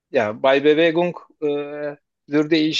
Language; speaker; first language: German; non-native, learner; Turkish